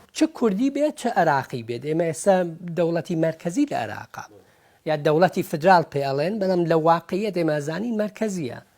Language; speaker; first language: Central Kurdish; early bilingual, heritage; Central Kurdish